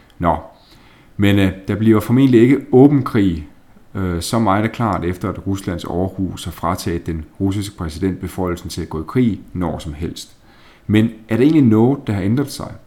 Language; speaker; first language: Danish; native; Danish